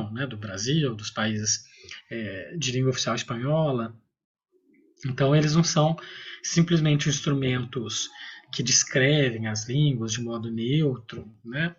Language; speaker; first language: Portuguese; native; Portuguese